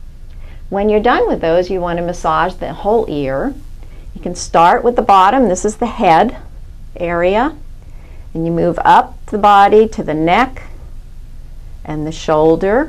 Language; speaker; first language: English; native; English